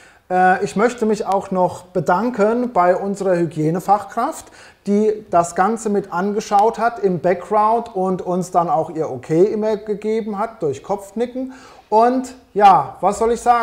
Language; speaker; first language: German; native; German